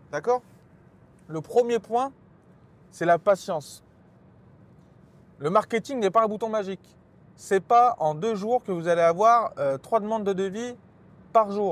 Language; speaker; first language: French; native; French